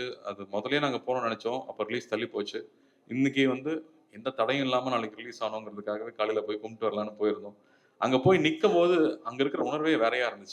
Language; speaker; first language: Tamil; native; Tamil